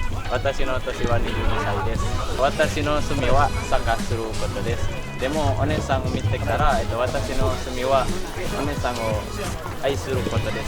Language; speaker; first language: Japanese; non-native, learner; Indonesian